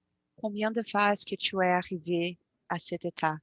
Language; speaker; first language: French; non-native, learner; Portuguese